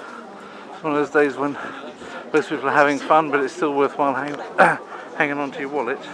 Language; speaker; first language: English; native; English